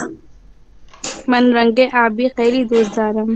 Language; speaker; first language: Persian; non-native, learner; Urdu